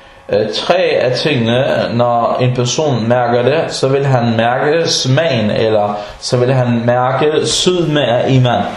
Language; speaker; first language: Danish; early bilingual, other home language; Arabic